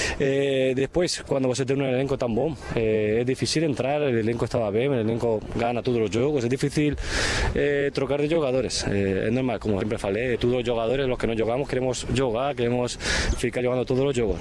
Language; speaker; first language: Portuguese; non-native, learner; Spanish